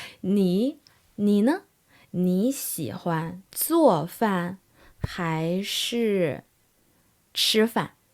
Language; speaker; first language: Chinese; native; Chinese